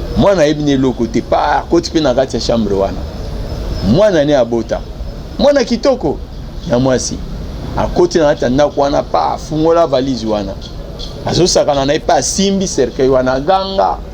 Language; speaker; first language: Lingala; non-native, local second language; Luba-Lulua